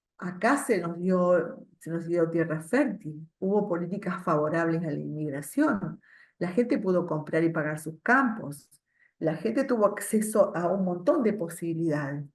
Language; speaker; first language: Spanish; non-native, local second language; German